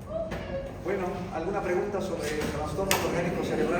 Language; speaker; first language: Spanish; native; Spanish